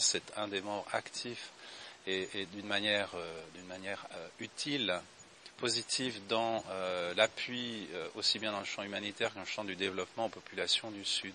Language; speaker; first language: French; native; French